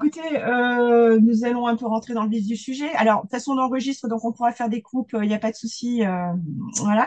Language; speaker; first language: French; native; French